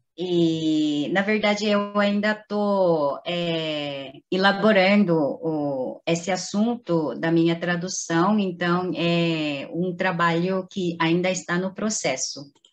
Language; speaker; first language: Portuguese; non-native, fluent; Korean